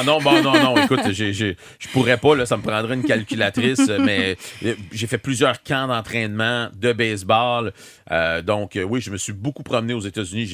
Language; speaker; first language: French; native; French